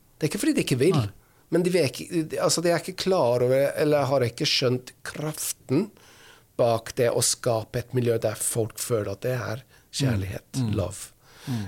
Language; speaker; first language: Norwegian; non-native, fluent; English